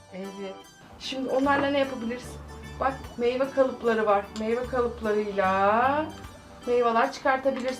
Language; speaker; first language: Turkish; native; Turkish